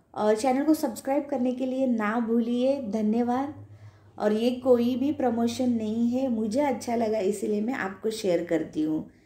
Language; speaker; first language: Hindi; non-native, local second language; Marathi